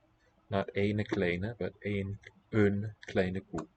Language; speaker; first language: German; non-native, learner; English